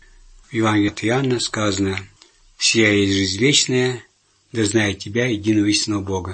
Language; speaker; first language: Russian; native; Russian